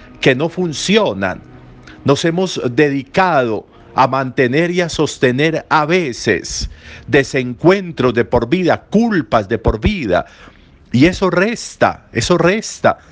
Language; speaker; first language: Spanish; native; Spanish